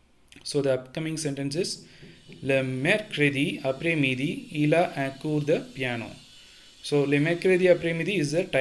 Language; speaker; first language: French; non-native, learner; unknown